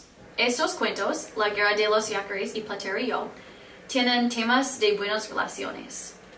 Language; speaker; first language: Spanish; non-native, learner; English